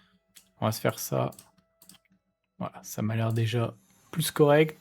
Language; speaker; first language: French; native; French